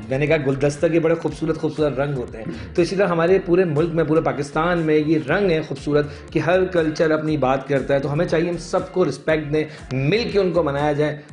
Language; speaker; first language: Urdu; native; Urdu